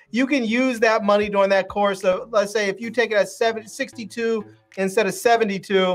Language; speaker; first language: English; native; English